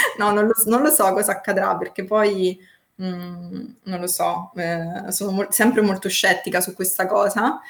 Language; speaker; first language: Italian; native; Italian